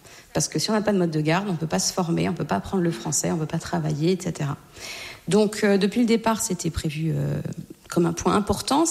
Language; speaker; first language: French; native; French